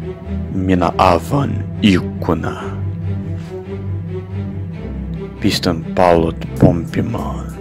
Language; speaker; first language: Finnish; non-native, learner; Portuguese